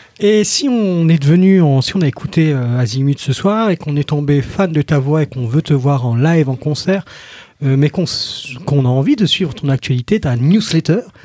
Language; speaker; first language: French; native; French